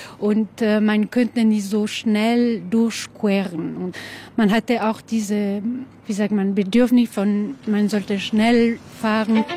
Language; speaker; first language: German; non-native, local second language; French